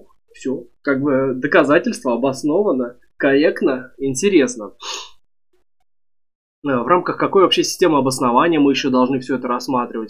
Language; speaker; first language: Russian; native; Russian